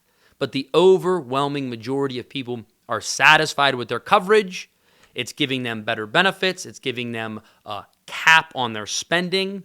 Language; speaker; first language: English; native; English